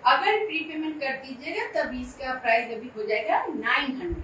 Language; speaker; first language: Hindi; non-native, local second language; Bangla